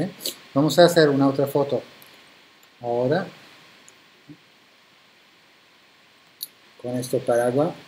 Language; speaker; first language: Spanish; non-native, fluent; Italian